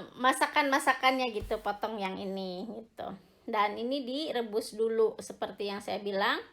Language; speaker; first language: Indonesian; native; Indonesian